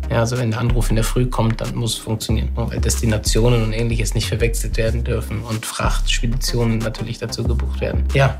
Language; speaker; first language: German; early bilingual, other home language; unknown